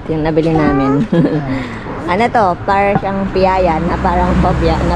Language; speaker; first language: Filipino; native; Filipino